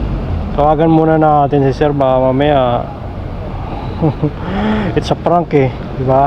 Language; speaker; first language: Filipino; native; Filipino